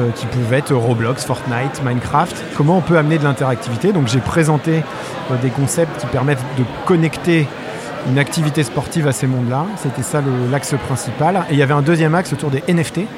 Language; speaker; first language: French; non-native, fluent; English